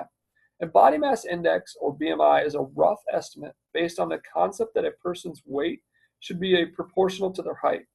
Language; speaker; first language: English; native; English